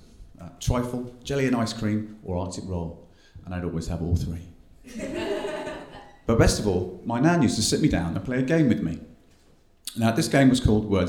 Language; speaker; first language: English; native; English